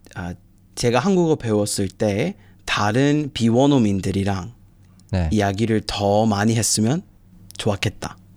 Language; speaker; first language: Korean; non-native, fluent; English